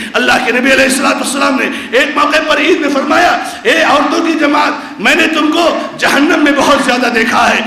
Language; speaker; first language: Urdu; non-native, local second language; Konkani